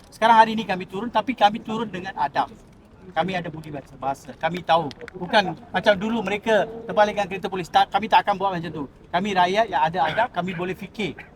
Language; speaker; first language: Malay; non-native, local second language; Tamil